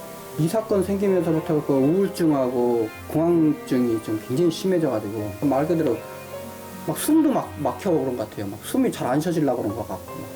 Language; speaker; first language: Korean; native; Korean